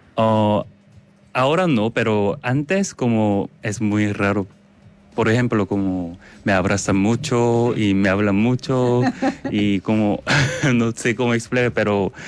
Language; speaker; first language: Spanish; non-native, learner; Korean